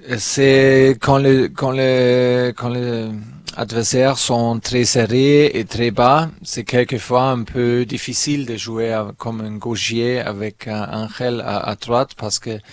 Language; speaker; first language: French; non-native, learner; German